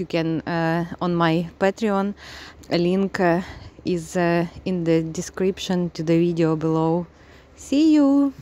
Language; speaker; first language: English; non-native, learner; Ukrainian